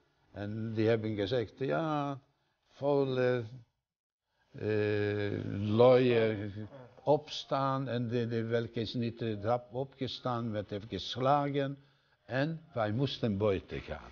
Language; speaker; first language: Dutch; non-native, fluent; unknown